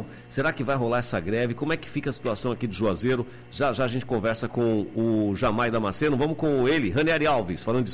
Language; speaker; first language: Portuguese; native; Portuguese